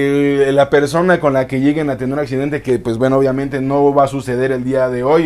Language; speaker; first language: Spanish; native; Spanish